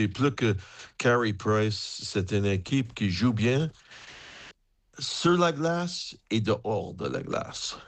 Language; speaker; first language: French; non-native, fluent; English